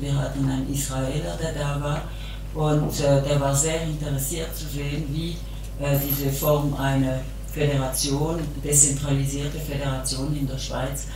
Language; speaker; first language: German; non-native, local second language; French